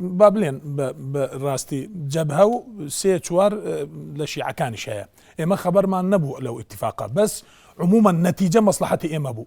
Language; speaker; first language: Central Kurdish; non-native, local second language; Azerbaijani